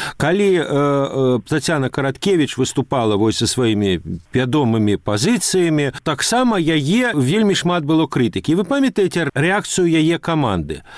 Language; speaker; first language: Belarusian; non-native, local second language; Russian